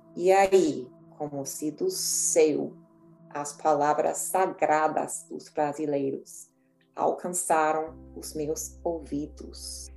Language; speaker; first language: Portuguese; non-native, fluent; English